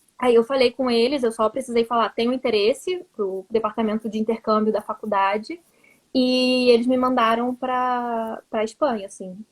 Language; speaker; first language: Portuguese; native; Portuguese